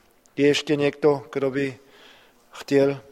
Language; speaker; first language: Czech; non-native, fluent; German